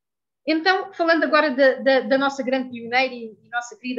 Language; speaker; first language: Portuguese; native; Portuguese